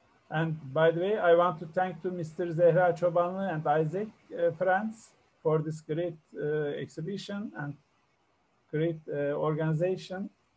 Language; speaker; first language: English; non-native, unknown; Turkish